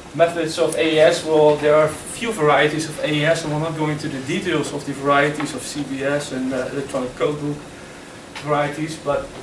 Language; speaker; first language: English; non-native, fluent; Dutch